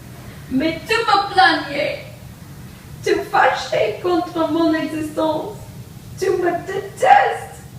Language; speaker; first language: French; non-native, learner; English